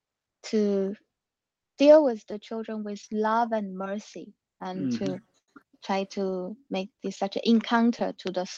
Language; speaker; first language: English; non-native, learner; Chinese